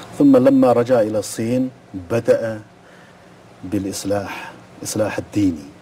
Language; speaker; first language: Arabic; non-native, fluent; Chinese